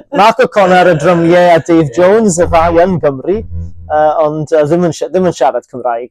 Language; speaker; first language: Welsh; native; Welsh